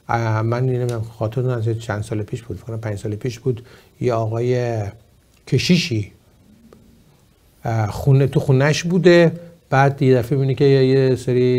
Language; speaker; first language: Persian; native; Persian